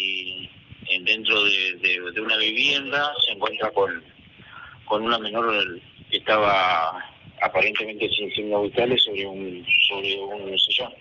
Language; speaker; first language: Spanish; native; Spanish